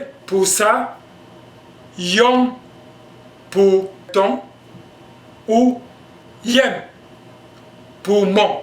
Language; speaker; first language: French; non-native, local second language; Basaa